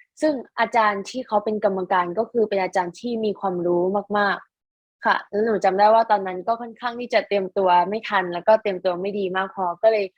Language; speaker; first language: Thai; native; Thai